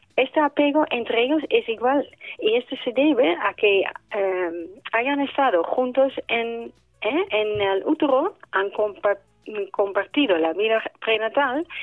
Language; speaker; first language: Spanish; non-native, fluent; Dutch